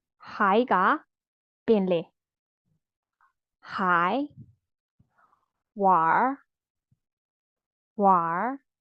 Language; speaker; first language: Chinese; non-native, fluent; Burmese